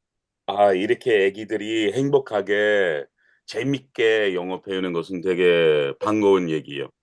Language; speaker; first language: Korean; non-native, learner; English